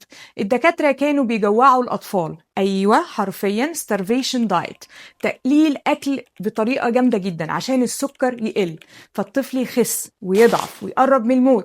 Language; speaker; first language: Arabic; native; Arabic